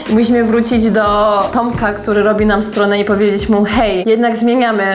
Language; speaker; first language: Polish; native; Polish